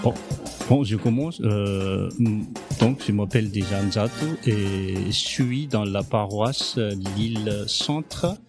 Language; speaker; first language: French; non-native, local second language; Malagasy